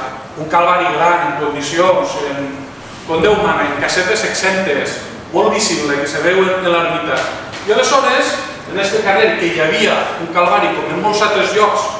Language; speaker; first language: Catalan; native; Catalan